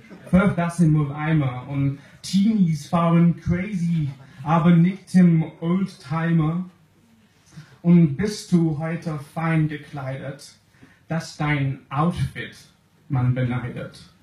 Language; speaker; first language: German; non-native, fluent; English